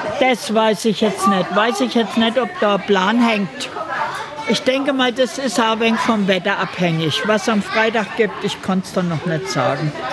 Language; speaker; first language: German; native; German